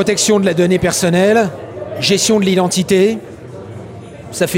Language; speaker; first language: French; native; French